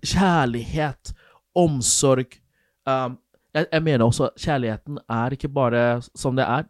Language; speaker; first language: Norwegian; non-native, fluent; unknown